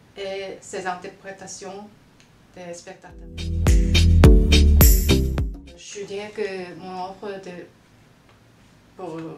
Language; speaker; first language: French; non-native, fluent; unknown